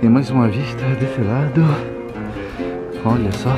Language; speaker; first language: Portuguese; non-native, fluent; French